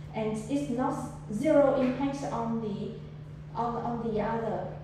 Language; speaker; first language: English; non-native, fluent; Vietnamese